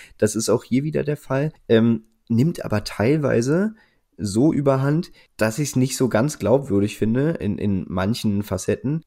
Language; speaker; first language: German; native; German